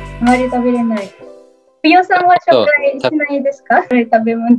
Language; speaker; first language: Japanese; non-native, learner; Indonesian